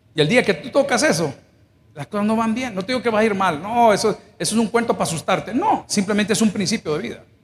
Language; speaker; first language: Spanish; native; Spanish